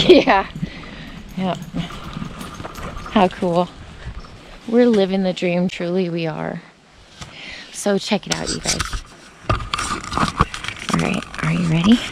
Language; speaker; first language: English; native; English